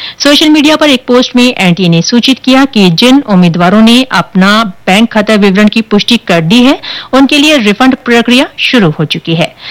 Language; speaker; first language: Hindi; native; Hindi